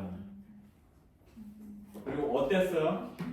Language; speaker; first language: Korean; non-native, fluent; Russian